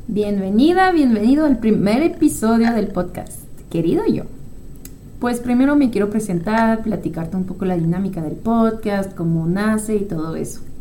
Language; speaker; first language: Spanish; non-native, fluent; French